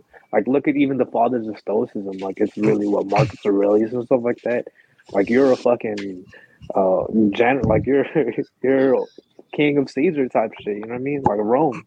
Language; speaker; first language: English; early bilingual, other home language; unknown